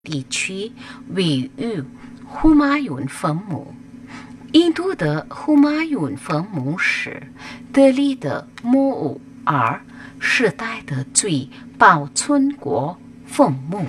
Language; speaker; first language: Chinese; non-native, fluent; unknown